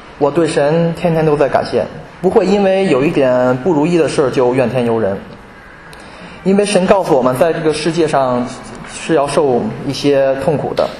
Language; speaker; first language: Chinese; native; Chinese